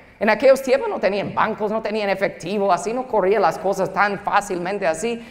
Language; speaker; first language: Spanish; non-native, fluent; English